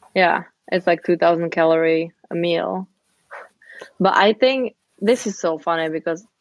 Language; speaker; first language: English; non-native, fluent; Czech